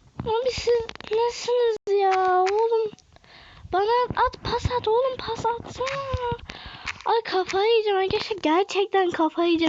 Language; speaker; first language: Turkish; native; Turkish